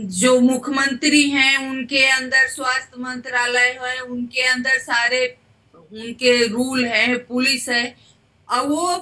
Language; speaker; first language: Hindi; native; Hindi